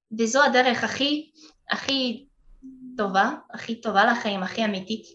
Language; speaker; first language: Hebrew; non-native, fluent; Russian